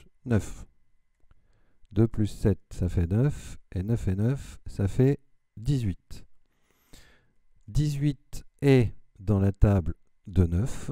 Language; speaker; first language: French; native; French